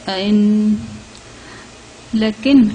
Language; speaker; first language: Arabic; non-native, learner; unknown